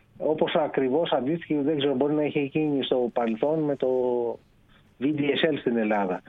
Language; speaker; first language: Greek; native; Greek